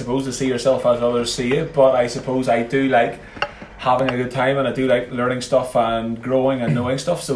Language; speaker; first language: English; native; English